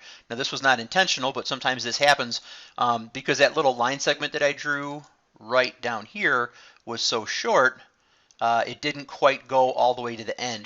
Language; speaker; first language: English; native; English